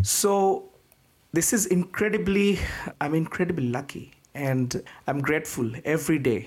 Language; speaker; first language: English; non-native, local second language; Bangla